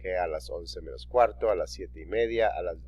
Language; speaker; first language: Spanish; non-native, fluent; English